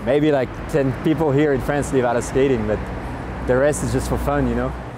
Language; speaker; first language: English; non-native, fluent; French